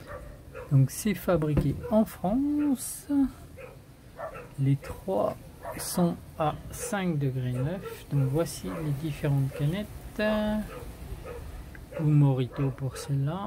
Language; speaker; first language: French; native; French